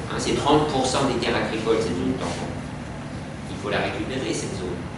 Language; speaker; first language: French; native; French